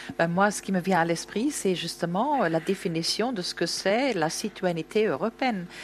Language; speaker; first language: French; non-native, fluent; German